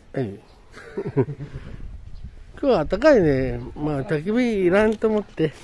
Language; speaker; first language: Japanese; native; Japanese